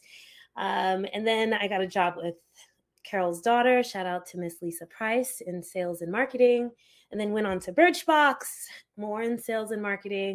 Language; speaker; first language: English; early bilingual, other home language; Haitian Creole